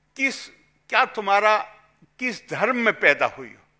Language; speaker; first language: Hindi; native; Hindi